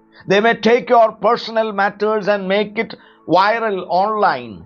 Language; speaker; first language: English; non-native, local second language; Malayalam